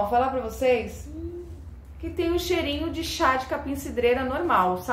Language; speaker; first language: Portuguese; native; Portuguese